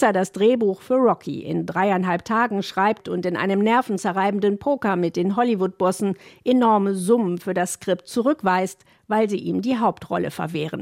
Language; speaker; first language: German; native; German